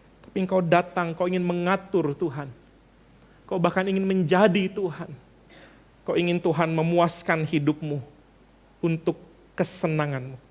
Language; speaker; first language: Indonesian; native; Indonesian